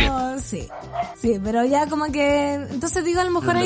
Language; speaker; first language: Spanish; native; Spanish